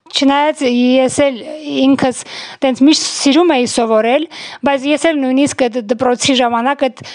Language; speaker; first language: Armenian; native; Armenian